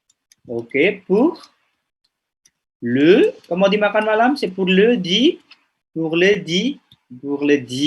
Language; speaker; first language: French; non-native, fluent; Indonesian